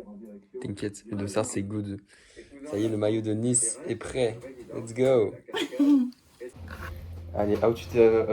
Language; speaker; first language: French; native; French